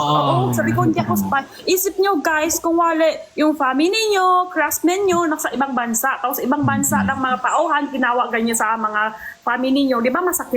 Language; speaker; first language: Filipino; non-native, learner; Chinese